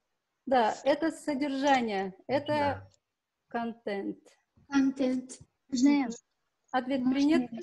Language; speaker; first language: Russian; non-native, local second language; Kyrgyz